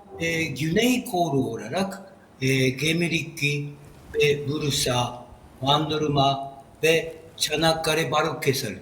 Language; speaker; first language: Turkish; non-native, learner; Japanese